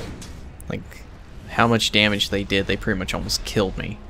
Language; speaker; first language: English; native; English